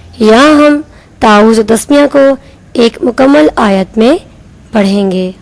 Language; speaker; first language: Urdu; native; Urdu